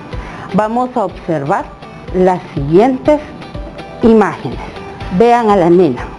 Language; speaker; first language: Spanish; native; Spanish